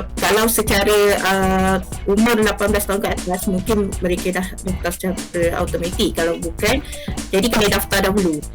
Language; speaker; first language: Malay; native; Malay